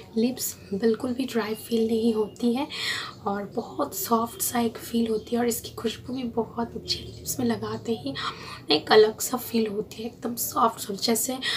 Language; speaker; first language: Hindi; non-native, local second language; Bangla